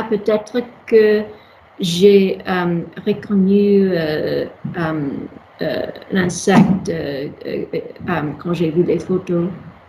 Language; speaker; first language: French; non-native, learner; English